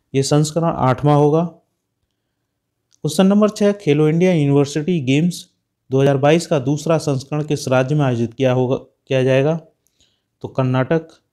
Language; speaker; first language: Hindi; native; Hindi